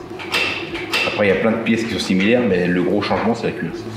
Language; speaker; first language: French; native; French